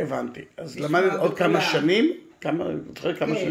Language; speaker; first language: Hebrew; native; Hebrew